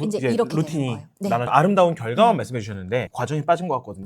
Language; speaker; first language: Korean; native; Korean